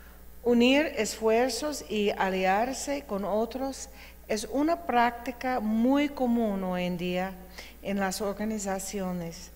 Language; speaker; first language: Spanish; non-native, fluent; English